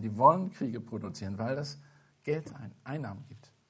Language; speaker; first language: German; non-native, fluent; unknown